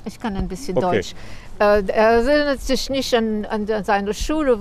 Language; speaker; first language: German; early bilingual, heritage; German